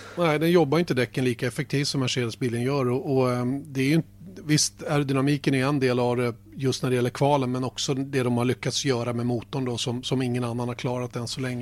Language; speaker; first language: Swedish; native; Swedish